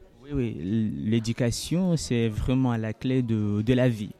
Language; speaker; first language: French; non-native, learner; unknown